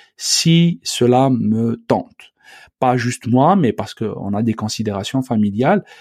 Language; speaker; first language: French; non-native, local second language; Arabic